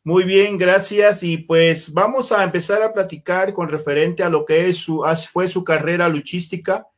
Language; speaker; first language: Spanish; native; Spanish